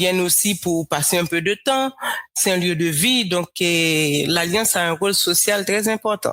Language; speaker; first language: French; non-native, local second language; Haitian Creole